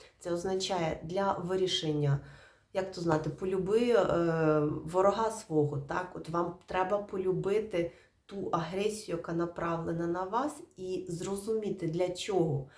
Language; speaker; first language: Ukrainian; native; Ukrainian